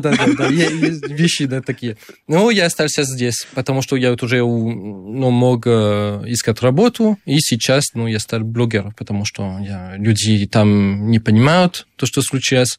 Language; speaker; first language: Russian; non-native, fluent; French